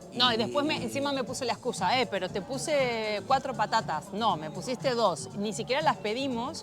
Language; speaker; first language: Spanish; native; Spanish